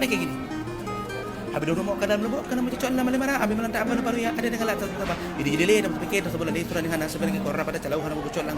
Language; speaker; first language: Indonesian; non-native, local second language; Achinese